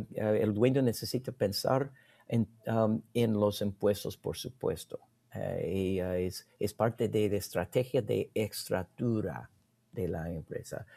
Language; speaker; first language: Spanish; non-native, learner; English